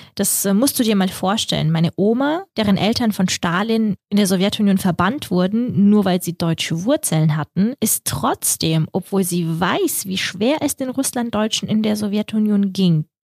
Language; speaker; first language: German; early bilingual, other home language; Russian